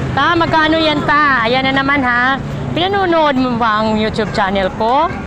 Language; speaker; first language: Filipino; native; Filipino